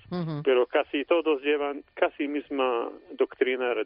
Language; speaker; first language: Spanish; non-native, fluent; Arabic